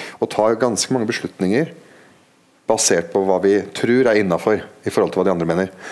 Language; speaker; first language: Norwegian; non-native, fluent; Arabic